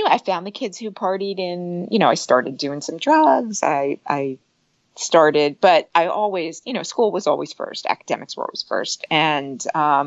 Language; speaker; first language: English; native; English